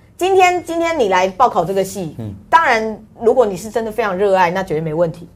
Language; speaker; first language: Chinese; non-native, local second language; Hakka Chinese